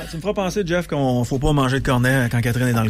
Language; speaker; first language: French; native; French